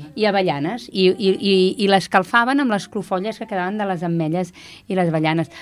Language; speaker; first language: Catalan; native; Catalan